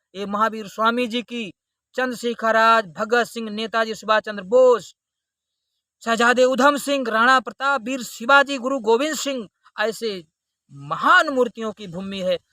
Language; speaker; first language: Hindi; native; Hindi